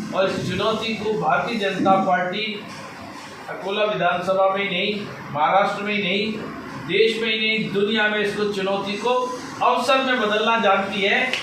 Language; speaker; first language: Hindi; native; Hindi